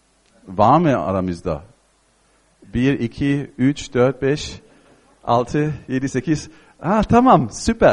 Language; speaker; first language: Turkish; non-native, fluent; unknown